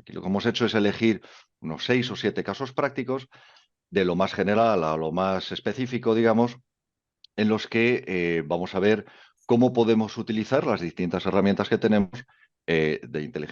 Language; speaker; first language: Spanish; native; Spanish